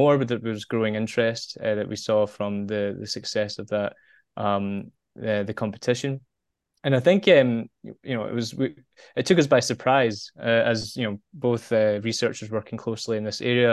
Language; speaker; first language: English; native; English